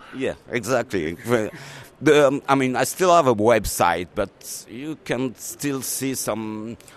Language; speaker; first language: English; non-native, learner; French